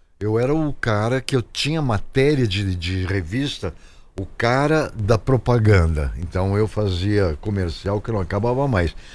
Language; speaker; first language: Portuguese; native; Portuguese